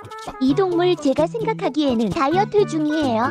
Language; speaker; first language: Korean; non-native, learner; Cantonese